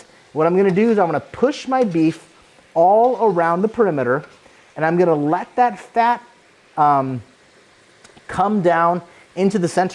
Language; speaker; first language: English; native; English